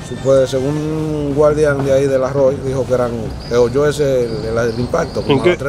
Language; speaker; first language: Spanish; native; Spanish